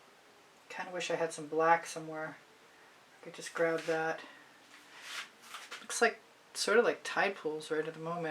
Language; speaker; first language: English; native; English